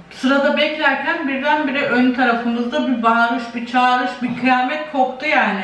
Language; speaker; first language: Turkish; early bilingual, heritage; Turkish